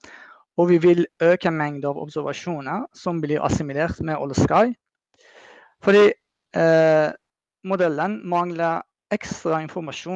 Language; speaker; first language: Norwegian; non-native, fluent; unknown